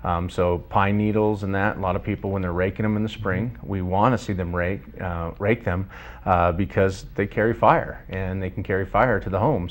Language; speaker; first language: English; native; English